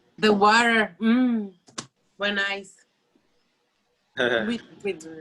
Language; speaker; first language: English; non-native, learner; Spanish